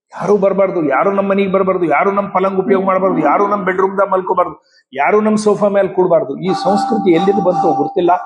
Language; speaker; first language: Kannada; native; Kannada